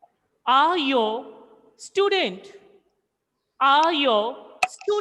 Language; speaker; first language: English; non-native, local second language; Hindi